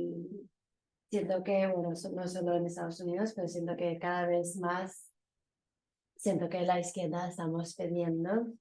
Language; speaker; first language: Spanish; early bilingual, heritage; Spanish